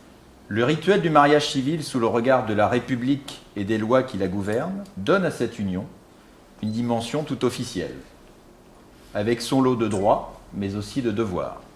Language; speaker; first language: French; native; French